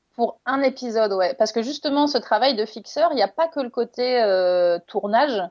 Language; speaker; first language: French; native; French